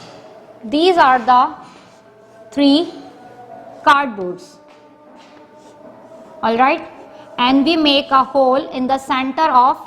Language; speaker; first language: English; non-native, local second language; Urdu